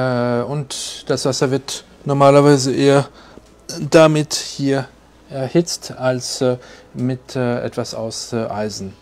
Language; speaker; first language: German; non-native, fluent; French